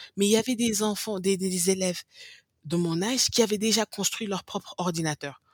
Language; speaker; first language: French; non-native, local second language; English